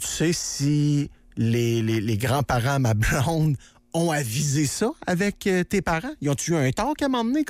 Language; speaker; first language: French; native; French